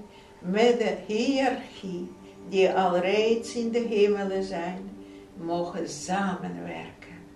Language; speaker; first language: Dutch; non-native, fluent; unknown